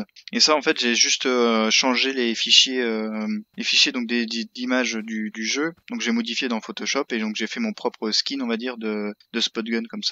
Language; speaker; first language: French; native; French